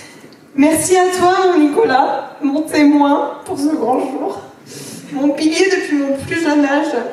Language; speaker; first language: French; native; French